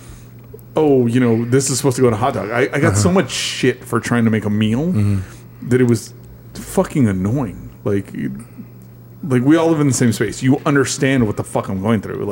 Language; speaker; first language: English; native; English